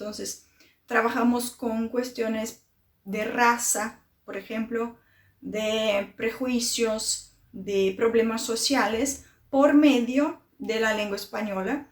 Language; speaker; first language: Spanish; non-native, fluent; Portuguese